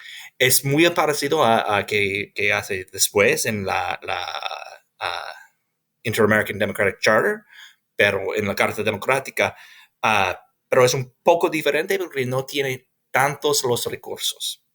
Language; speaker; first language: Spanish; non-native, fluent; English